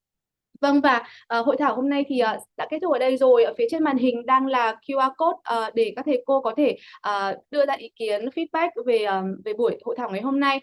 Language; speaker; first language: Vietnamese; native; Vietnamese